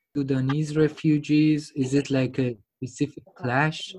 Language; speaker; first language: English; non-native, fluent; Persian